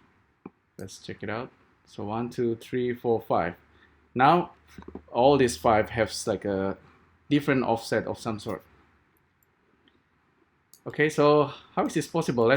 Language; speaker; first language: English; non-native, fluent; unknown